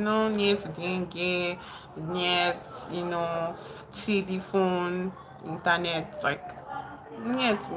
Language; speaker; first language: Russian; non-native, learner; English